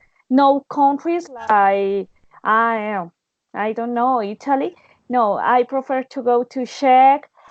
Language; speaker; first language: English; non-native, learner; Spanish